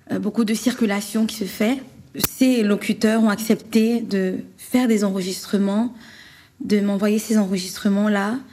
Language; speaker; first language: French; native; French